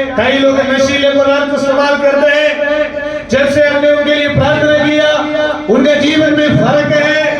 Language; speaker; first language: Hindi; non-native, local second language; Malayalam